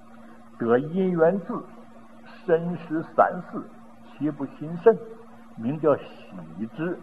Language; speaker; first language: Chinese; native; Chinese